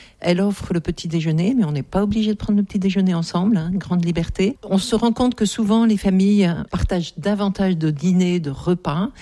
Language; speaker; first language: French; native; French